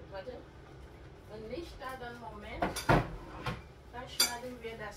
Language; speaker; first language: German; non-native, learner; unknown